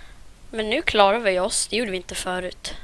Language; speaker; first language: Swedish; native; Swedish